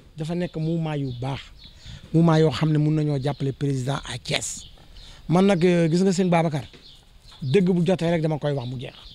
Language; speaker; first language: Wolof; non-native, local second language; Fula